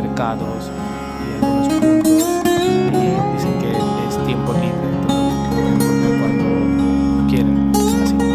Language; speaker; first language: Spanish; non-native, learner; Hindi